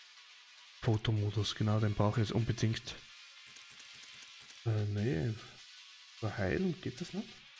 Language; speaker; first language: German; native; German